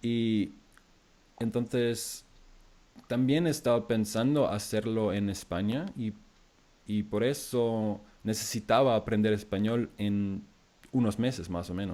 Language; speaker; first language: Spanish; non-native, fluent; German